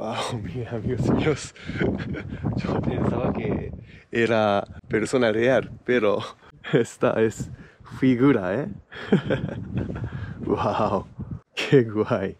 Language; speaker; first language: Spanish; non-native, fluent; Japanese